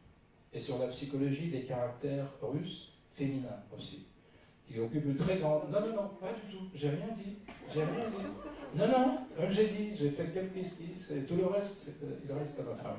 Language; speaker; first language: French; non-native, fluent; Russian